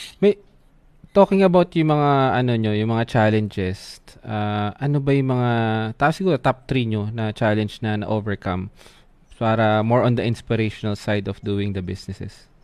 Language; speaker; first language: Filipino; native; Filipino